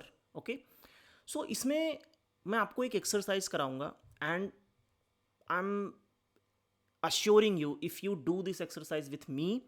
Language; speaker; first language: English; non-native, local second language; Hindi